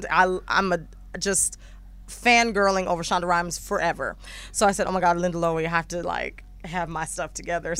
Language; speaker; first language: English; native; English